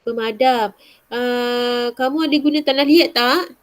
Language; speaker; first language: Malay; native; Malay